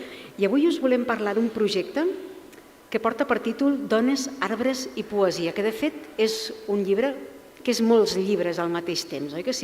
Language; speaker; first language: Catalan; native; Catalan